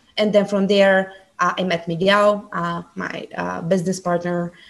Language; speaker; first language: English; non-native, fluent; Bulgarian